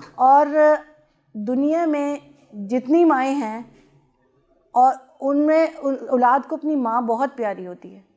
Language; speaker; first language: Urdu; non-native, local second language; Punjabi